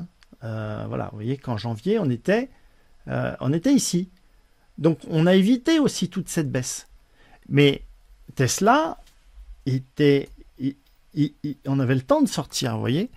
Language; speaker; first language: French; native; French